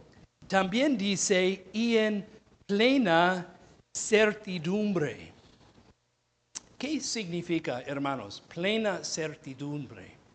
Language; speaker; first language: Spanish; non-native, fluent; English